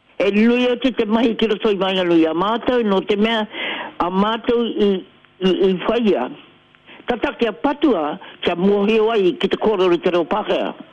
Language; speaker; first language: Māori; native; Māori